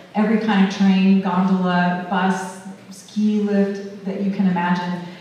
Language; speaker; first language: English; native; English